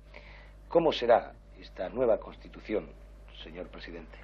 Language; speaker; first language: Spanish; native; Spanish